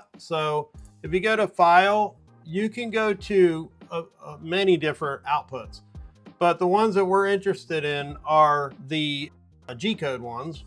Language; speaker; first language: English; native; English